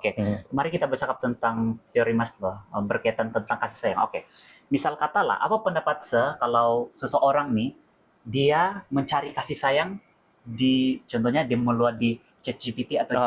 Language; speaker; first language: Malay; native; Malay